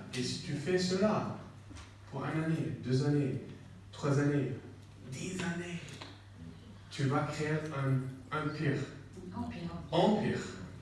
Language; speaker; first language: French; non-native, learner; English